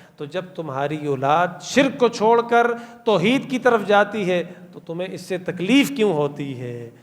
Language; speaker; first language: Urdu; non-native, local second language; Pashto